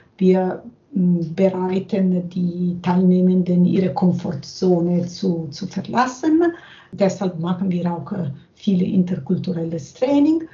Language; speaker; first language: German; non-native, fluent; Italian